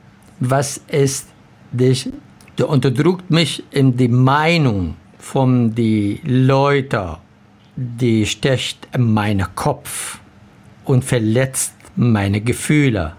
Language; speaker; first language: German; non-native, learner; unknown